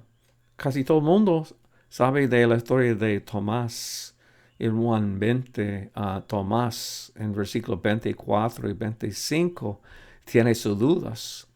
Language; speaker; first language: Spanish; non-native, fluent; English